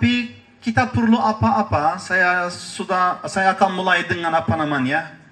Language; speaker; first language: Indonesian; non-native, learner; Turkish